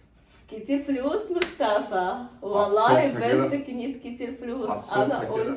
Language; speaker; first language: Arabic; non-native, learner; Russian